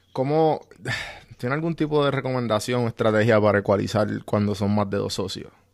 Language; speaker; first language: Spanish; native; Spanish